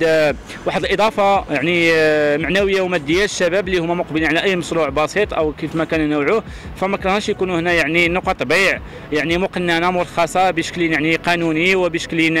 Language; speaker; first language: Arabic; native; Arabic